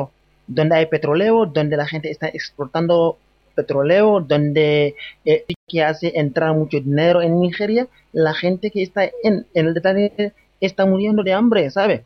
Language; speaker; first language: Spanish; non-native, fluent; Wolof